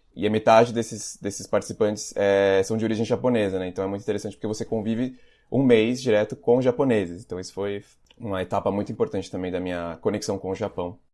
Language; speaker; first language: Portuguese; native; Portuguese